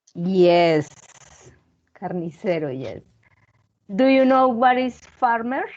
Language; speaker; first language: English; non-native, learner; Spanish